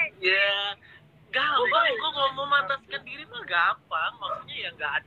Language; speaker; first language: Indonesian; native; Indonesian